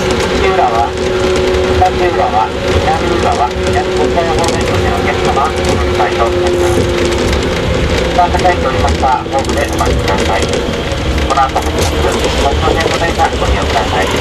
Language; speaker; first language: Japanese; native; Japanese